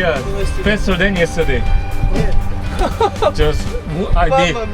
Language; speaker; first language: English; non-native, learner; Korean